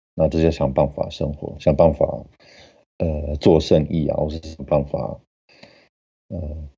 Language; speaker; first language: Chinese; non-native, fluent; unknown